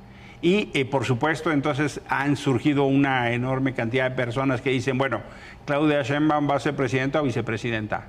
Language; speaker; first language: Spanish; native; Spanish